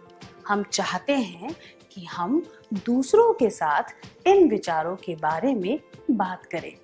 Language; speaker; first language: Hindi; native; Hindi